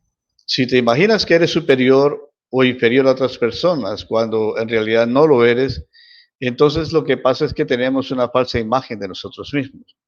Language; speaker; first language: Spanish; native; Spanish